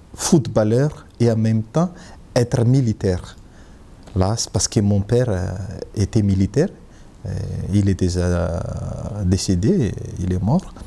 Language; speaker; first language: French; non-native, local second language; Malagasy